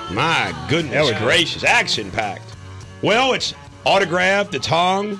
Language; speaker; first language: English; native; English